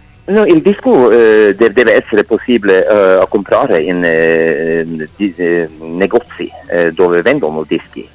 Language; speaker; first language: Italian; non-native, fluent; Norwegian